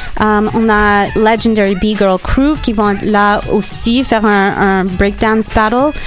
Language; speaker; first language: French; non-native, local second language; English